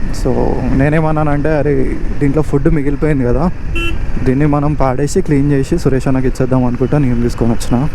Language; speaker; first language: Telugu; non-native, local second language; Hindi